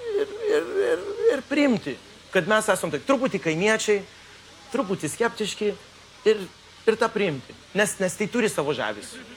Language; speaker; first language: Lithuanian; early bilingual, heritage; Lithuanian